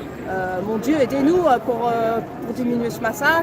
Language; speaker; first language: French; native; French